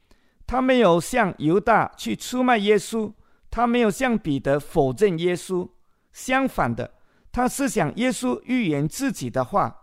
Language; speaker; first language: Chinese; native; Chinese